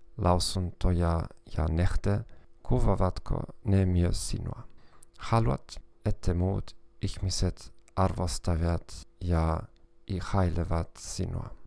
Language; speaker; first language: Finnish; non-native, fluent; German